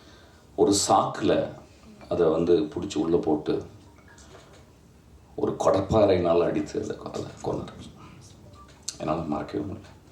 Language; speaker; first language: Tamil; native; Tamil